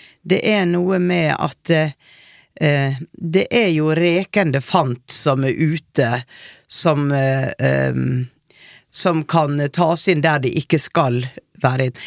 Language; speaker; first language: Norwegian; native; Norwegian